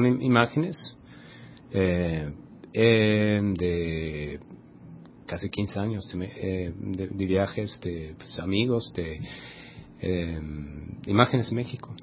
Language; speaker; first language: Spanish; non-native, fluent; Swedish